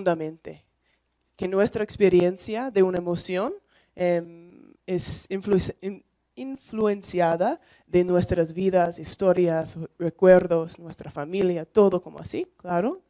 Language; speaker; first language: Spanish; non-native, learner; English